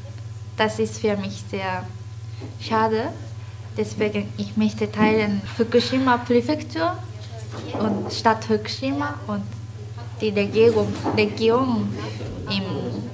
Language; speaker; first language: German; non-native, learner; Japanese